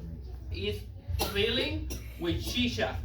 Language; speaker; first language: English; non-native, learner; Spanish